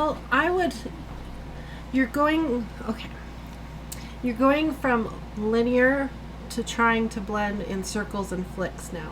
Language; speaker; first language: English; native; English